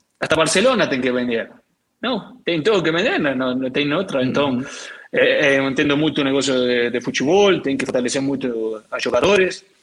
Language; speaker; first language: Portuguese; non-native, learner; Spanish